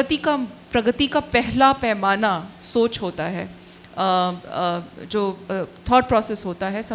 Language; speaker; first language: Hindi; native; Hindi